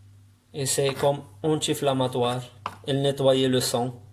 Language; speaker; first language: French; non-native, learner; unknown